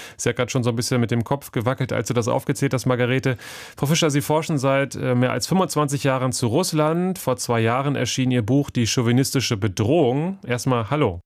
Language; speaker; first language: German; native; German